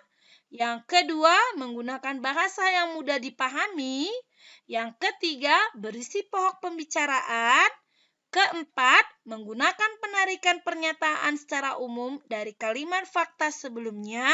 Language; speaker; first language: Indonesian; native; Indonesian